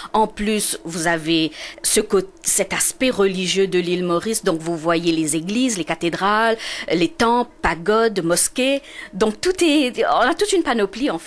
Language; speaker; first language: French; non-native, local second language; Morisyen